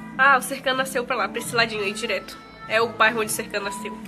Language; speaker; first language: Portuguese; native; Portuguese